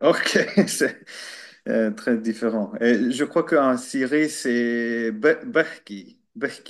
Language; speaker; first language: French; non-native, learner; Finnish